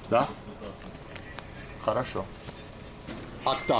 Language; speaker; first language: Russian; non-native, learner; English